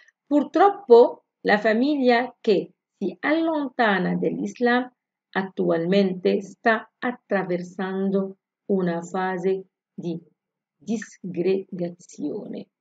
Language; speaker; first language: Italian; non-native, fluent; Arabic